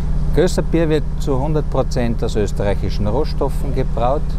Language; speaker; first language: German; native; German